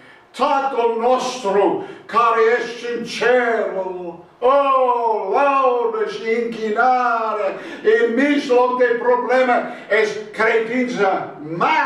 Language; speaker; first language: Romanian; non-native, learner; English